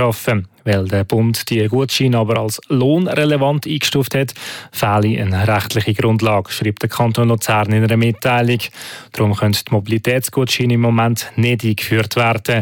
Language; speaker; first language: German; native; German